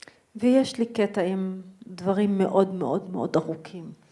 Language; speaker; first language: Hebrew; non-native, local second language; Arabic